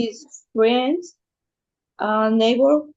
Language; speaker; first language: English; non-native, learner; Spanish